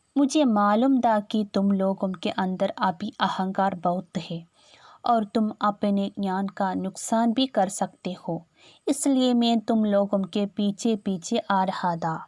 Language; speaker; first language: Hindi; non-native, local second language; Malayalam